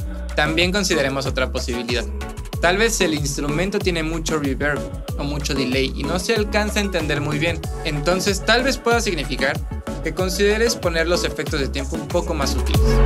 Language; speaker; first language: Spanish; native; Spanish